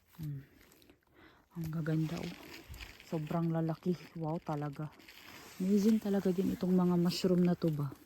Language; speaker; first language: Filipino; non-native, local second language; Cebuano